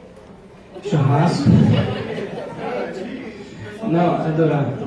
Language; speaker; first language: Portuguese; non-native, fluent; Arabic